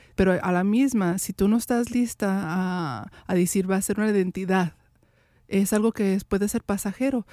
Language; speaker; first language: Spanish; native; Spanish